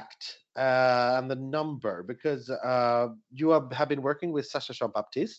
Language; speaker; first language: English; non-native, fluent; Swedish